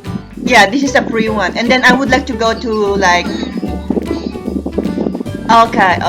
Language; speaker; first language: English; non-native, learner; Thai